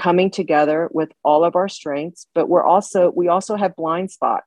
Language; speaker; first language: English; early bilingual, other home language; Chinese